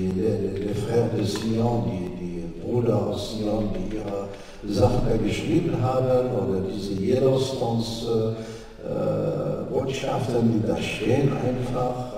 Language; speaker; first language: German; non-native, fluent; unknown